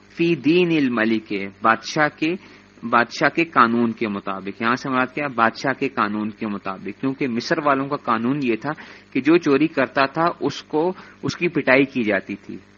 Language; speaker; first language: Urdu; native; Urdu